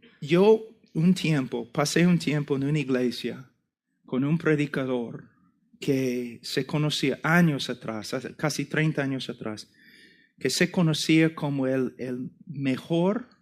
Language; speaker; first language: Spanish; non-native, fluent; English